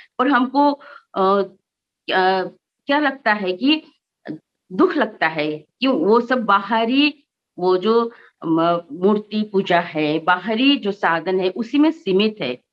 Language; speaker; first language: Hindi; non-native, local second language; Nepali